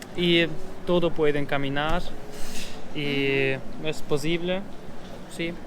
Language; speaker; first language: Spanish; non-native, learner; German